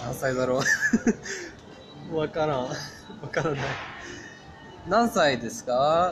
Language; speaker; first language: Japanese; non-native, fluent; Persian